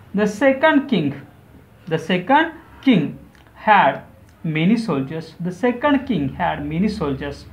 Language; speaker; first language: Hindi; non-native, local second language; Marathi